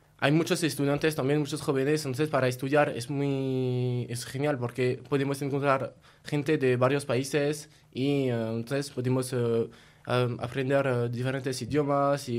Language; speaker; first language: Spanish; non-native, learner; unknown